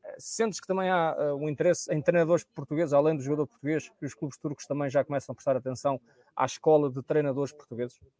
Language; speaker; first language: Portuguese; native; Portuguese